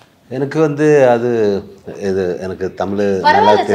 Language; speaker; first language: Tamil; non-native, learner; Malayalam